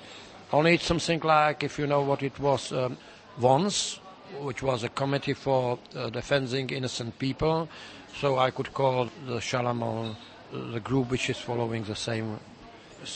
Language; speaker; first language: English; non-native, fluent; Czech